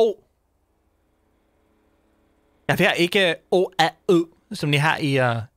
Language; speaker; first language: Danish; non-native, learner; Swedish